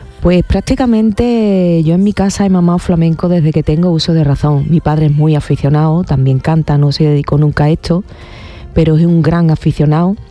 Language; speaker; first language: Spanish; native; Spanish